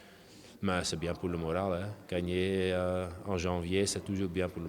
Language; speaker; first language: French; non-native, local second language; Dutch